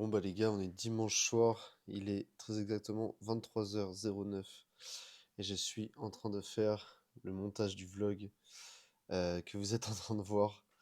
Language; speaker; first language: French; native; French